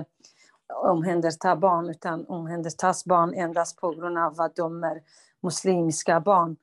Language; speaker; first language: Swedish; non-native, fluent; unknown